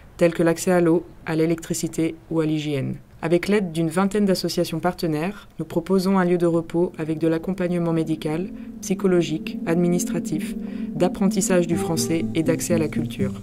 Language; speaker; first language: French; native; French